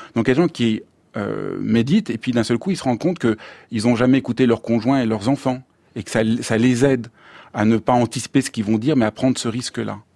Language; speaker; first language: French; native; French